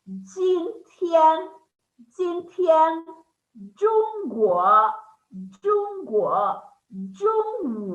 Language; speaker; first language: Chinese; non-native, fluent; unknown